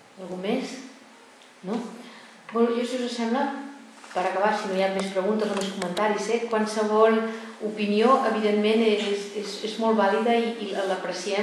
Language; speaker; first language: Catalan; native; Catalan